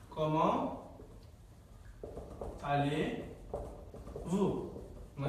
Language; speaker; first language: French; non-native, fluent; Bangla